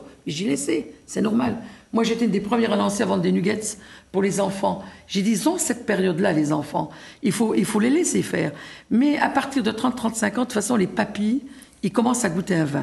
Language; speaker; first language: French; native; French